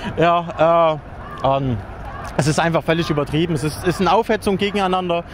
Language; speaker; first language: German; native; German